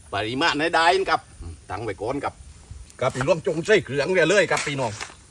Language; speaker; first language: Thai; native; Thai